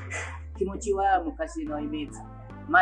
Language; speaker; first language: Japanese; non-native, fluent; Indonesian